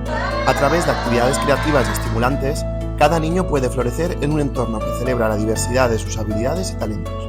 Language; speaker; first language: Spanish; native; Spanish